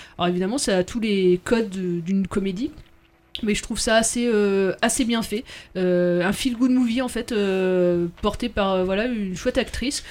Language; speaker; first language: French; native; French